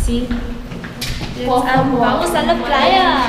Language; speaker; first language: Spanish; non-native, learner; German